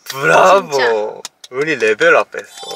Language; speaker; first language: Korean; non-native, fluent; Japanese